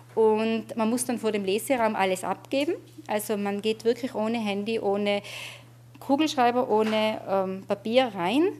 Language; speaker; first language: German; native; German